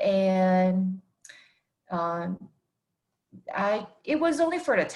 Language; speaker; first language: English; non-native, fluent; Korean